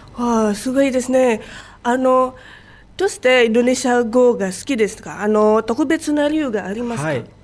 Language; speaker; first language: Japanese; non-native, fluent; Indonesian